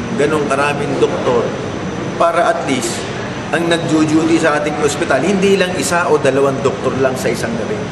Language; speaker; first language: Filipino; non-native, local second language; Waray